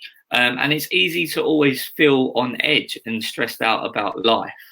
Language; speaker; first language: English; native; English